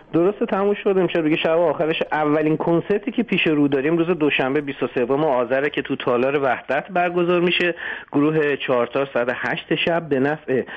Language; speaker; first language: Persian; native; Persian